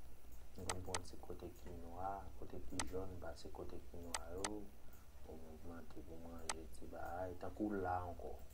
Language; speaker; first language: French; non-native, learner; Haitian Creole